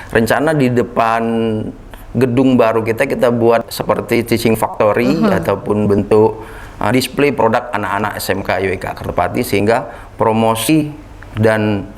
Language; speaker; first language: Indonesian; native; Indonesian